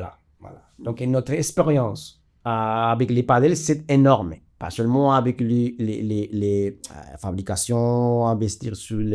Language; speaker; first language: French; non-native, fluent; Spanish